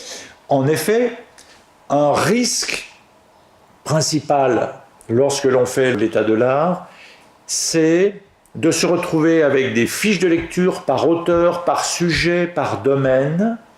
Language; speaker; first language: French; native; French